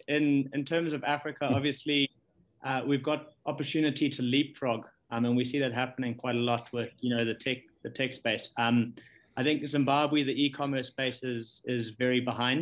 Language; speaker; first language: English; native; English